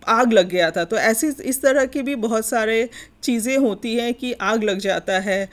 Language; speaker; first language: Hindi; non-native, local second language; Bangla